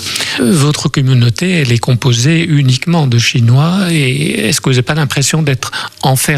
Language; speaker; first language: French; native; French